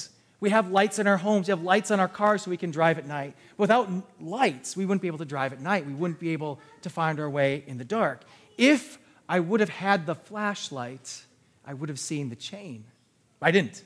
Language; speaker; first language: English; native; English